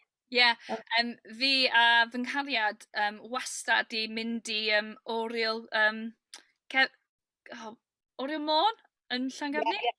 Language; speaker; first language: Welsh; non-native, learner; English